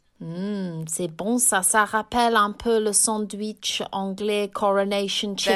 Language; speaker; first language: French; non-native, fluent; English